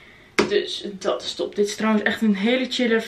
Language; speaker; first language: Dutch; native; Dutch